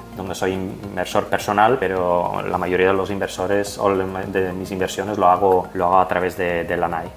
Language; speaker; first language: Spanish; non-native, fluent; Dutch